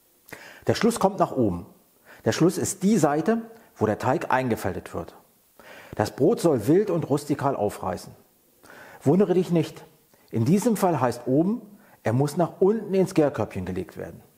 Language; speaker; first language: German; native; German